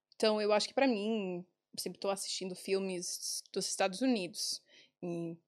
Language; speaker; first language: Portuguese; non-native, fluent; English